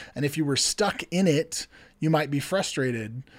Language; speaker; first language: English; native; English